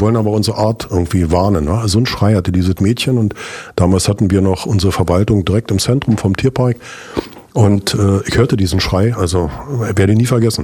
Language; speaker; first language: German; native; German